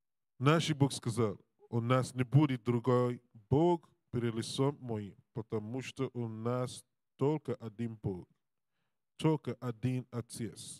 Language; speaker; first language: Russian; non-native, learner; English